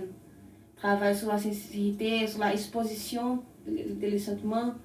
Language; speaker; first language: French; non-native, learner; Portuguese